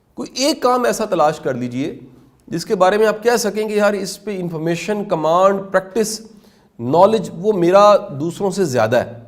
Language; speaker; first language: Urdu; non-native, local second language; Punjabi